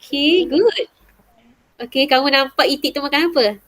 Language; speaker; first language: Malay; native; Malay